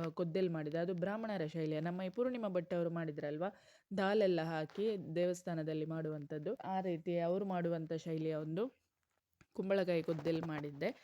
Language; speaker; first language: Kannada; non-native, local second language; Konkani